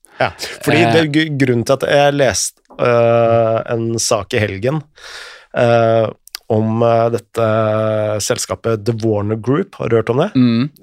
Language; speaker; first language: Norwegian; native; Norwegian